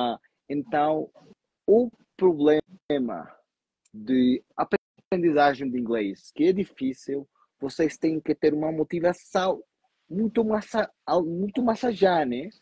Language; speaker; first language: Portuguese; non-native, fluent; Spanish